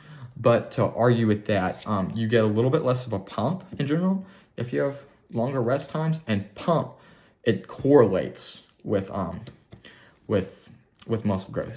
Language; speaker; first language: English; native; English